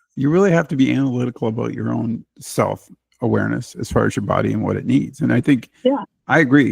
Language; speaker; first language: English; native; English